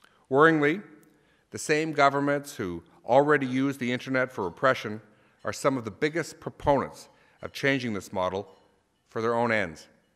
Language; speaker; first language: English; native; English